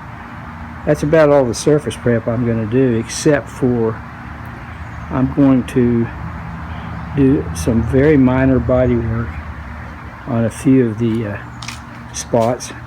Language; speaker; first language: English; native; English